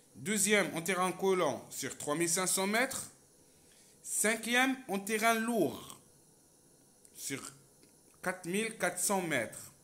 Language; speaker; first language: French; non-native, local second language; Arabic